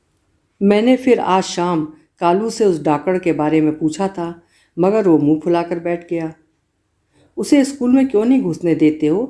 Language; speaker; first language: Hindi; native; Hindi